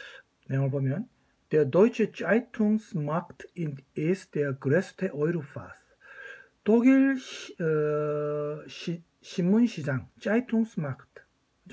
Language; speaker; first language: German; non-native, fluent; Korean